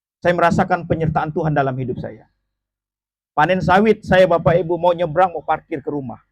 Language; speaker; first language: Indonesian; non-native, local second language; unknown